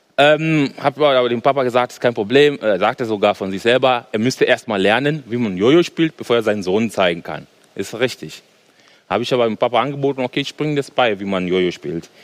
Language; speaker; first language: German; non-native, fluent; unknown